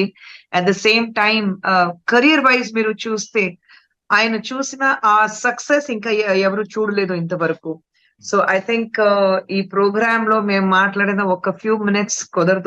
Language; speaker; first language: Telugu; non-native, fluent; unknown